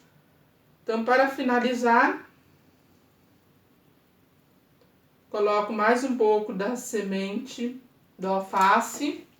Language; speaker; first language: Portuguese; native; Portuguese